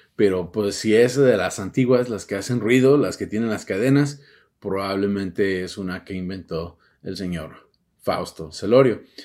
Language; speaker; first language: Spanish; early bilingual, heritage; Spanish